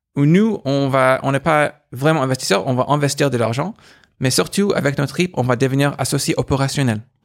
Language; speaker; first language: French; non-native, fluent; English